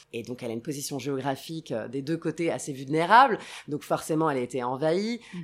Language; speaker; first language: French; non-native, fluent; Italian